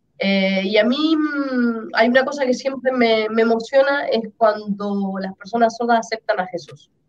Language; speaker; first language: Spanish; native; Spanish